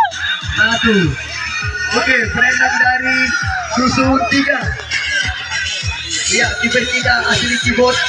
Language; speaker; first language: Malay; non-native, local second language; Batak Toba